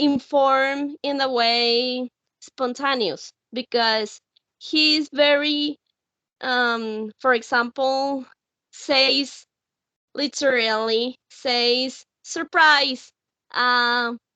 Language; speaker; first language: English; non-native, learner; Spanish